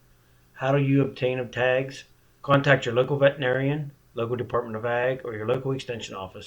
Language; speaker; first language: English; native; English